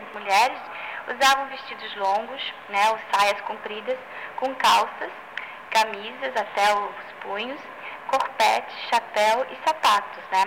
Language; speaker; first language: Portuguese; native; Portuguese